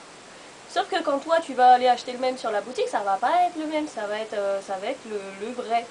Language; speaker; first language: French; native; French